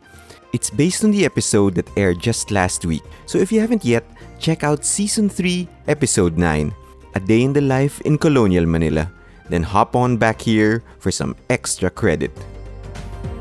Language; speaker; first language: English; non-native, local second language; Filipino